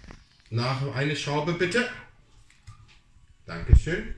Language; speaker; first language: German; non-native, fluent; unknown